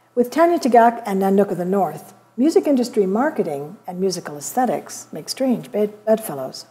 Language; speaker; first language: English; native; English